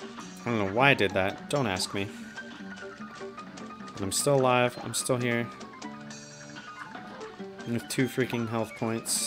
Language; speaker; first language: English; native; English